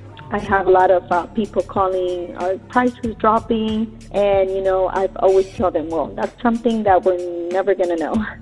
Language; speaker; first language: English; early bilingual, other home language; Spanish